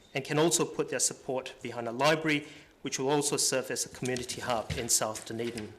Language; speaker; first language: English; native; English